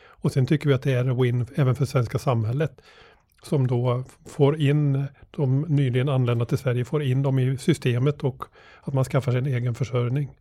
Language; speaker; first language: Swedish; native; Swedish